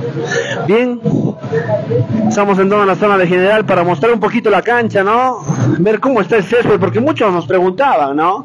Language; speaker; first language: Spanish; native; Spanish